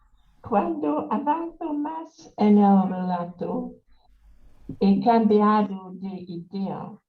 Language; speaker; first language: Spanish; non-native, learner; English